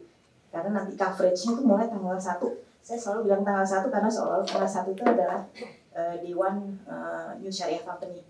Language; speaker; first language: Indonesian; native; Indonesian